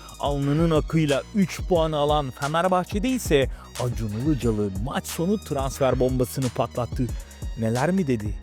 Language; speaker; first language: Turkish; native; Turkish